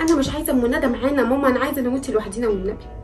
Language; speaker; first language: Arabic; native; Arabic